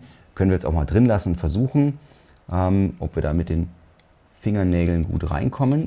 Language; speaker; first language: German; native; German